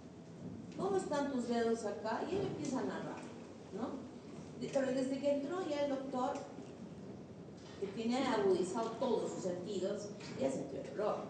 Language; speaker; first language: Spanish; native; Spanish